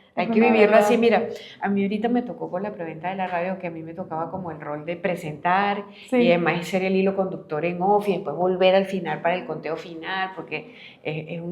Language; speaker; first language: Spanish; native; Spanish